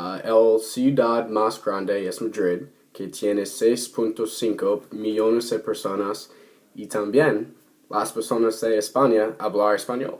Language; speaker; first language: Spanish; non-native, learner; English